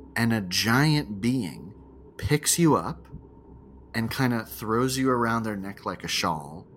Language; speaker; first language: English; native; English